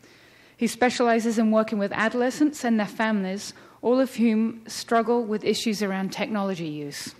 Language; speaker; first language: English; native; English